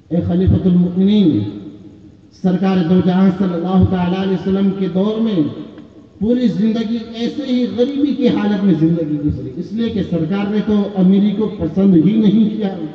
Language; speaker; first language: Urdu; native; Urdu